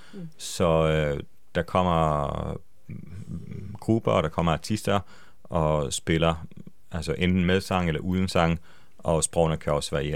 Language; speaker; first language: Danish; non-native, fluent; Hebrew